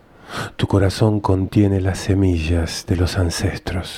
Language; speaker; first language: Spanish; native; Spanish